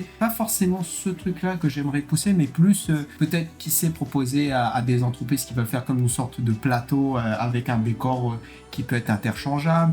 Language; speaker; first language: French; native; French